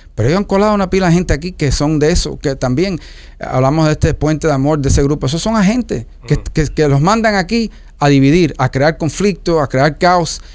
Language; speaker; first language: Spanish; early bilingual, heritage; Spanish